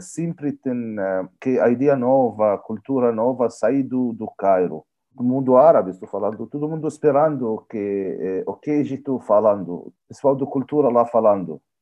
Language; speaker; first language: Portuguese; non-native, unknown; Arabic